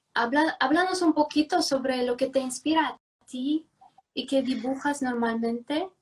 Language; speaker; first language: Spanish; non-native, learner; English